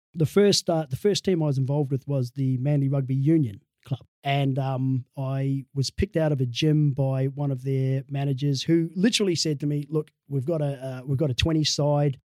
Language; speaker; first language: English; native; English